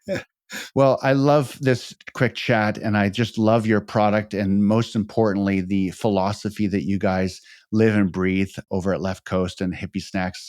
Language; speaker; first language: English; native; English